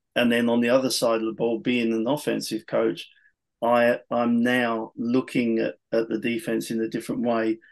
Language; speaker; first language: English; native; English